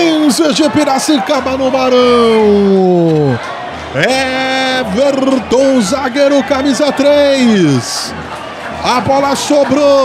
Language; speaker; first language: Portuguese; native; Portuguese